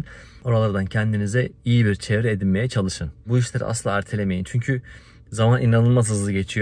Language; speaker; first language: Turkish; native; Turkish